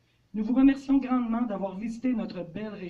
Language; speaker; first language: French; native; French